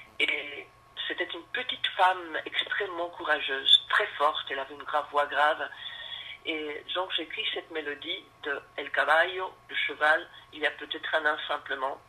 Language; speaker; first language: French; non-native, fluent; Spanish